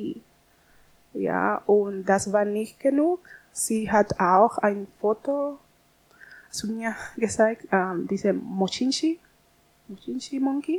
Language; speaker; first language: German; non-native, learner; Spanish